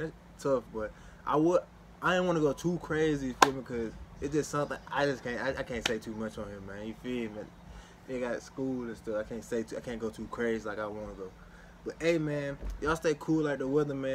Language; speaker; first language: English; native; English